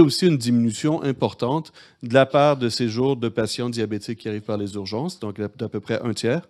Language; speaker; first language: French; native; French